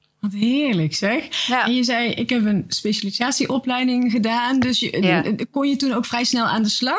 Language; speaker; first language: Dutch; native; Dutch